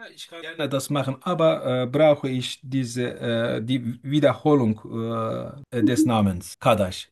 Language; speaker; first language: German; non-native, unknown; Turkish